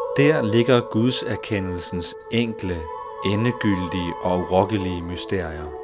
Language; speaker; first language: Danish; native; Danish